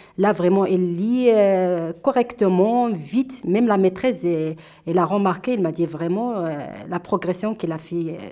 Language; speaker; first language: French; non-native, local second language; Arabic